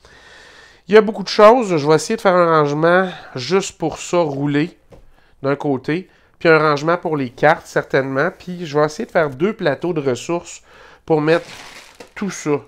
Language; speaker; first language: French; native; French